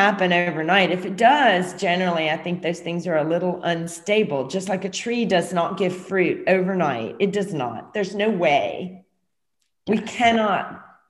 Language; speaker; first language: English; native; English